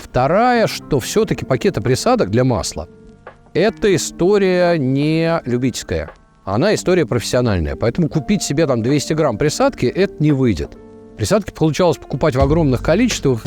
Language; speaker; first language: Russian; native; Russian